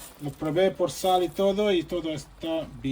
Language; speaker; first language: Spanish; non-native, fluent; Bangla